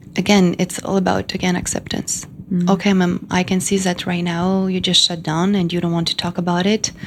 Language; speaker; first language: English; non-native, fluent; French